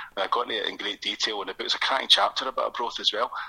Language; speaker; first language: English; native; English